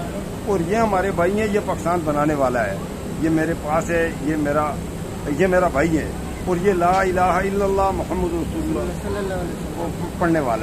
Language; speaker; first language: Hindi; native; Hindi